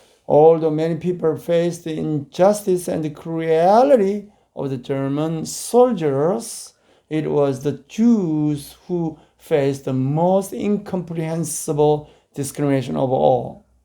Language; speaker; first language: English; non-native, fluent; Korean